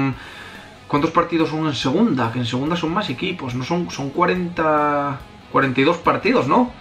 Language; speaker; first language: Spanish; native; Spanish